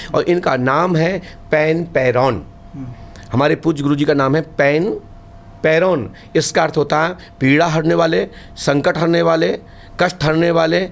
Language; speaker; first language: Hindi; native; Hindi